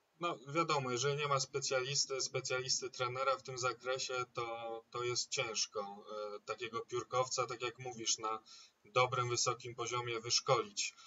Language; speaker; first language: Polish; native; Polish